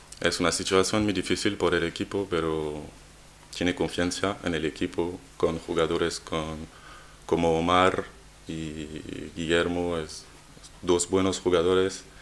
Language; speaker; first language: Spanish; non-native, learner; French